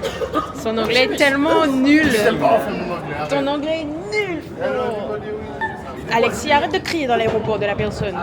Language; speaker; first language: French; native; French